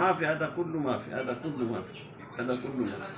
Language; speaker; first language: Arabic; non-native, learner; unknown